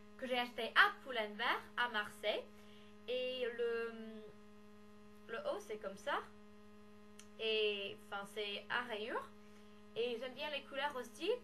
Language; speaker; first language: French; non-native, learner; English